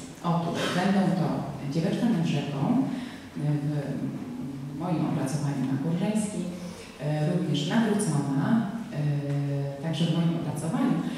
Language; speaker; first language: Polish; native; Polish